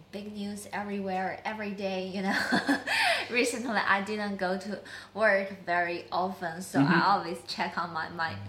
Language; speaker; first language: English; non-native, learner; Chinese